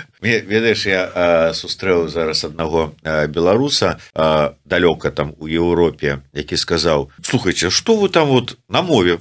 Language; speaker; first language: Belarusian; native; Belarusian